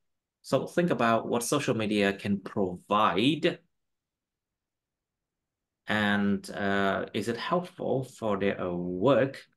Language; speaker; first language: English; non-native, fluent; Vietnamese